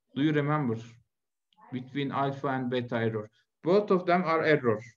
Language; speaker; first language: English; non-native, fluent; Turkish